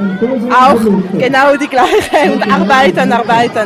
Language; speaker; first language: German; non-native, local second language; French